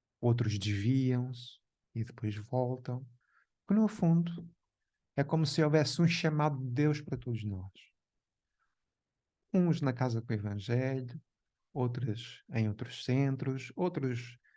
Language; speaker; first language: Portuguese; native; Portuguese